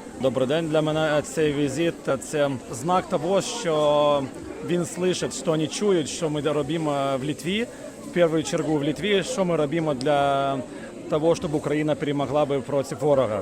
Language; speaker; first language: Ukrainian; non-native, learner; Russian